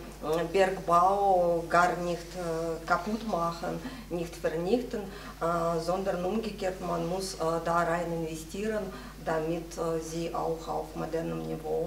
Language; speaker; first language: German; non-native, fluent; Russian